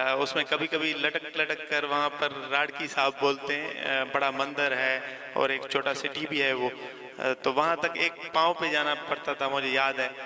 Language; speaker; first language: Urdu; non-native, local second language; Saraiki